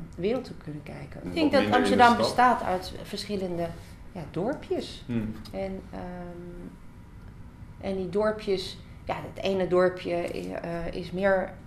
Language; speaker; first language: Dutch; native; Dutch